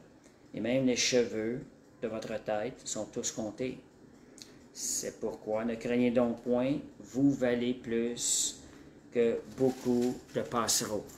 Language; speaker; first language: French; native; French